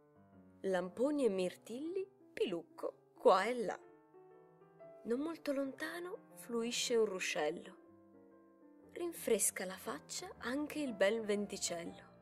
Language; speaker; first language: Italian; native; Italian